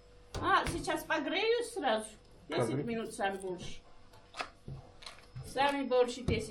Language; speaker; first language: Russian; non-native, learner; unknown